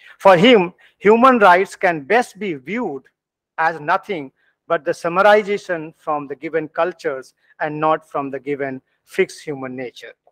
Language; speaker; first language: English; non-native, local second language; Hindi